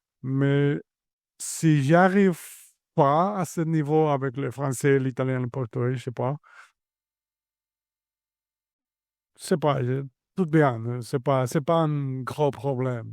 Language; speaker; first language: French; non-native, fluent; Spanish